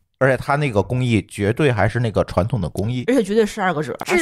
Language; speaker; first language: Chinese; native; Chinese